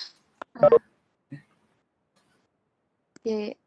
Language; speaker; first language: English; non-native, local second language; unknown